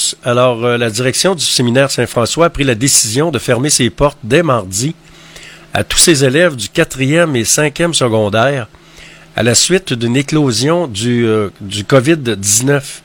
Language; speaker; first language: French; native; French